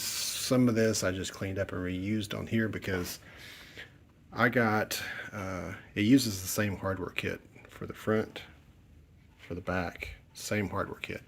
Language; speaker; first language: English; native; English